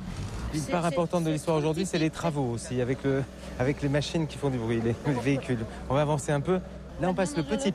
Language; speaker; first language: French; native; French